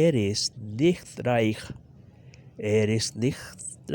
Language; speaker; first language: German; non-native, learner; Urdu